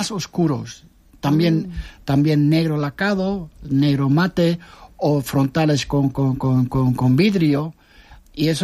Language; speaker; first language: Spanish; non-native, fluent; Dutch